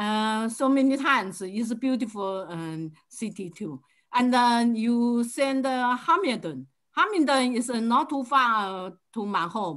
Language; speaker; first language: English; non-native, learner; Chinese